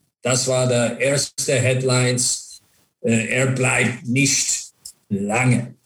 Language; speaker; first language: German; non-native, learner; English